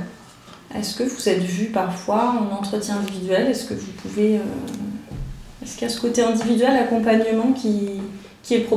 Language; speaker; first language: French; native; French